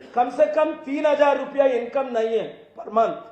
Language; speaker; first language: Hindi; non-native, local second language; Telugu